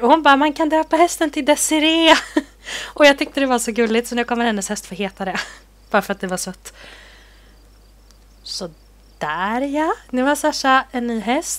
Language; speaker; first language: Swedish; native; Swedish